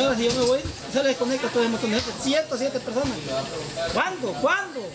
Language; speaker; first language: Spanish; native; Spanish